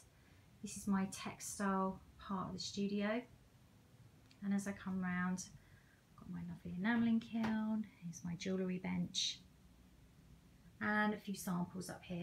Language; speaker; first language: English; native; English